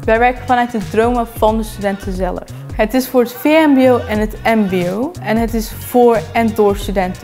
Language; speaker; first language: Dutch; native; Dutch